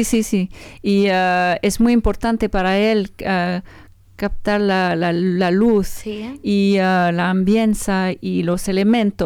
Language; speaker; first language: Spanish; non-native, learner; French